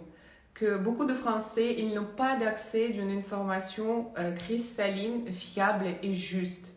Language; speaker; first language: French; non-native, fluent; Russian